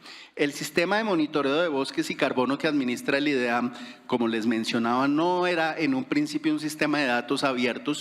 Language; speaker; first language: Spanish; native; Spanish